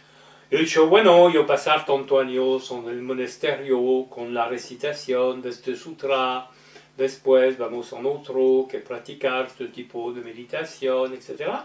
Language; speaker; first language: Spanish; non-native, learner; French